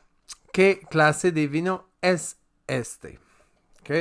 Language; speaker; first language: Spanish; non-native, learner; French